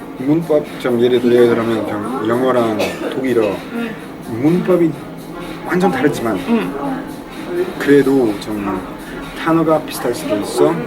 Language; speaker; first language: Korean; non-native, learner; English